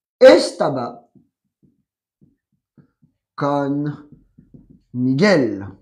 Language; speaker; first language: Spanish; non-native, fluent; French